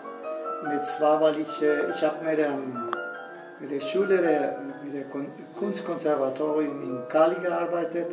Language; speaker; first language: German; non-native, fluent; Spanish